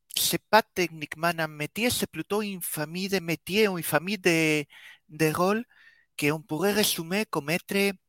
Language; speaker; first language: French; non-native, fluent; Spanish